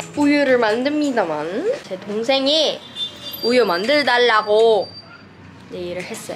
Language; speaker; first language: Korean; non-native, fluent; English